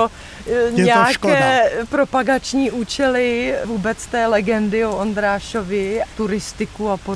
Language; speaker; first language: Czech; native; Czech